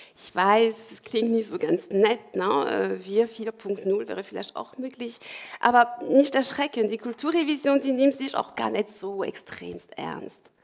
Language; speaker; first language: German; non-native, fluent; French